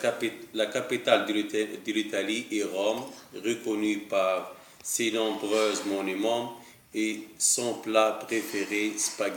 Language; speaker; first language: French; non-native, learner; Arabic